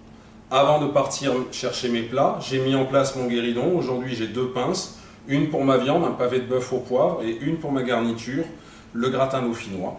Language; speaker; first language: French; native; French